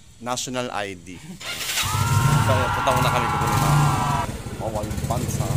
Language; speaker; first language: Filipino; native; Filipino